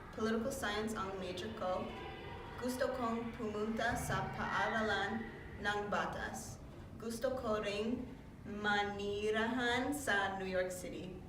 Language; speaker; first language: Filipino; non-native, learner; English